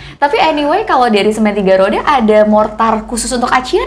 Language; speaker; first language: Indonesian; native; Indonesian